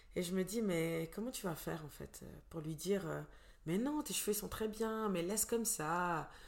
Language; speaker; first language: French; early bilingual, other home language; Portuguese